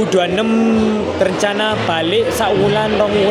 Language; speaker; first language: Indonesian; native; Indonesian